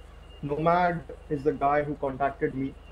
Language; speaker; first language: English; non-native, local second language; Hindi